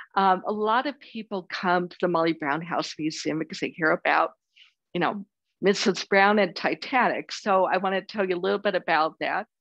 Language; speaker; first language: English; native; English